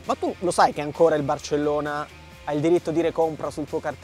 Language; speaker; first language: Italian; native; Italian